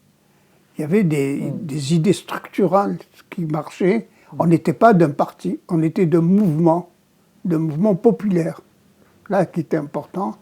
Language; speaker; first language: French; non-native, local second language; Arabic